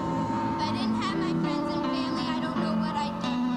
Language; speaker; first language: English; native; English